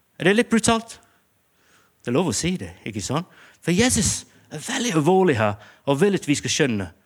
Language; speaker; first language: Norwegian; non-native, fluent; English